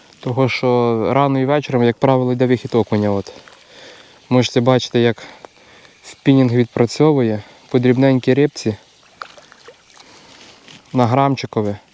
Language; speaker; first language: Ukrainian; native; Ukrainian